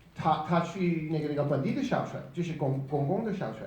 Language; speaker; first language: Chinese; non-native, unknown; English